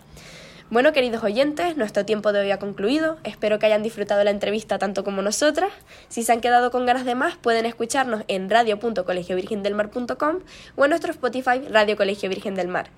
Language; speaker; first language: Spanish; native; Spanish